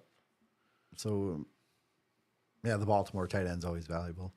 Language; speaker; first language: English; native; English